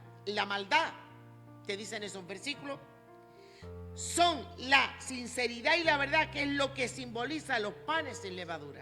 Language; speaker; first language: Spanish; native; Spanish